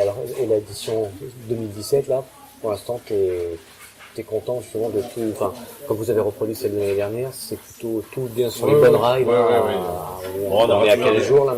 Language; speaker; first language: French; native; French